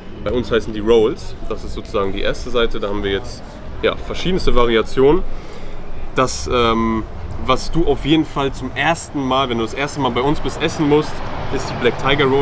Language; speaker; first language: German; native; German